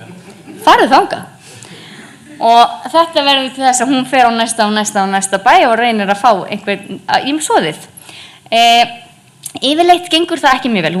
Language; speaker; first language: Icelandic; native; Icelandic